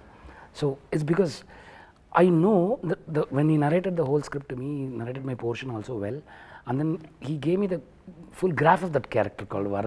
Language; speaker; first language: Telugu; non-native, learner; Tamil